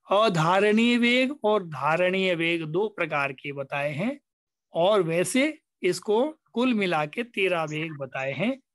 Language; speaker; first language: Hindi; native; Hindi